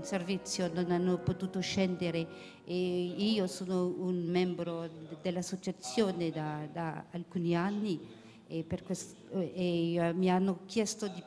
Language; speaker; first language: Italian; early bilingual, heritage; French